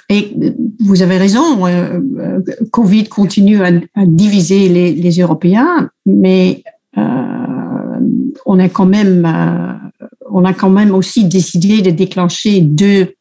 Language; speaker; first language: French; non-native, fluent; Dutch